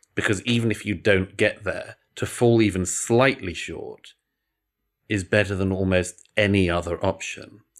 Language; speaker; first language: English; native; English